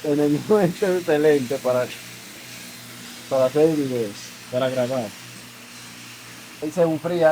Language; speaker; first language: Spanish; native; Spanish